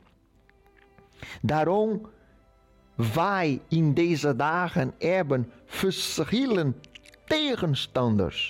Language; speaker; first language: Dutch; non-native, fluent; Portuguese